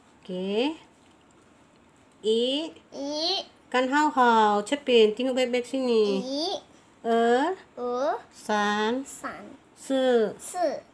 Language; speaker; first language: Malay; non-native, local second language; Chinese